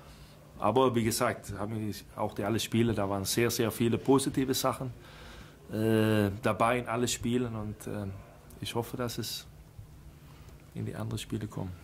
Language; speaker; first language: German; non-native, fluent; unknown